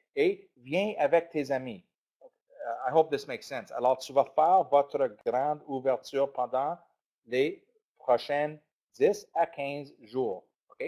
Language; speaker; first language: French; non-native, learner; English